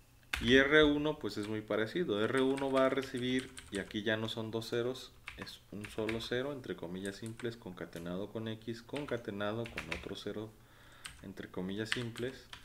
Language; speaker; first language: Spanish; native; Spanish